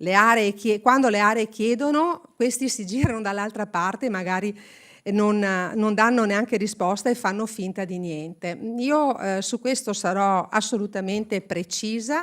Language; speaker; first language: Italian; native; Italian